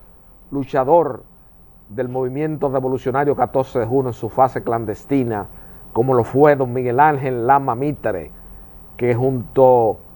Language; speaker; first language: Spanish; native; Spanish